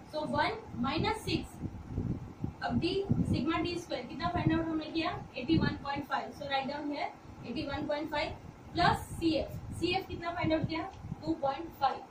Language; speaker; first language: Hindi; non-native, local second language; Gujarati